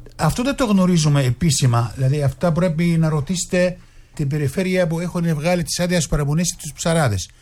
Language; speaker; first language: Greek; non-native, fluent; Arabic